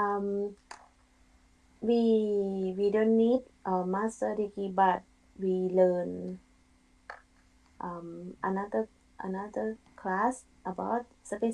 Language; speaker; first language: English; non-native, learner; Thai